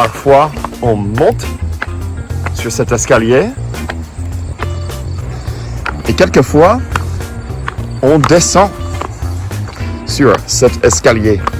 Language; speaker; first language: French; non-native, fluent; English